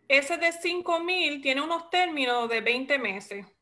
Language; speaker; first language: Spanish; early bilingual, heritage; Spanish